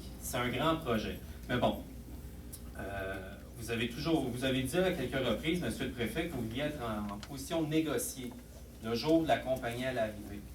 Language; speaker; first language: French; native; French